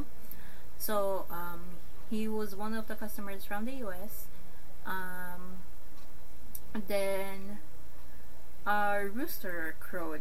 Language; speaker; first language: English; non-native, local second language; Filipino